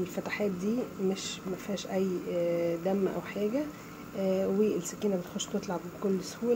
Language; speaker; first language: Arabic; native; Arabic